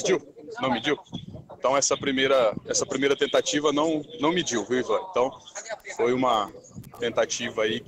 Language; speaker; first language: Portuguese; native; Portuguese